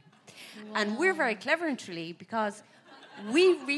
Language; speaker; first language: English; native; English